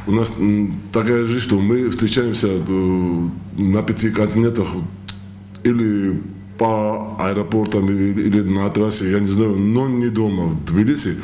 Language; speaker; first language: Russian; non-native, local second language; Georgian